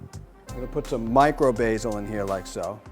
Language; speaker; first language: English; native; English